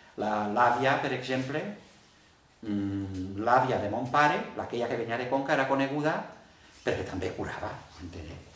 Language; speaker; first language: Catalan; early bilingual, heritage; Catalan